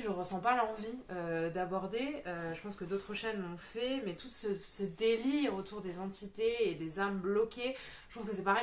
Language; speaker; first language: French; native; French